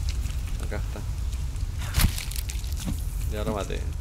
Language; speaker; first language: Spanish; native; Spanish